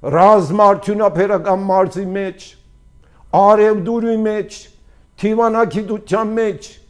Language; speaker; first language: Armenian; early bilingual, heritage; Armenian